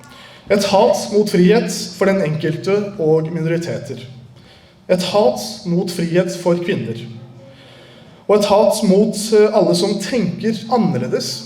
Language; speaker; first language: Norwegian; early bilingual, other home language; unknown